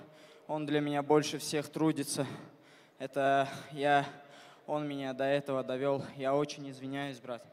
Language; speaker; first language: Russian; non-native, fluent; Azerbaijani